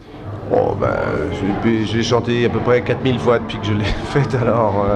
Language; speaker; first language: French; native; French